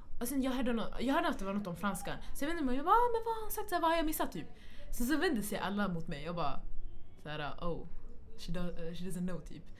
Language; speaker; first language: Swedish; early bilingual, other home language; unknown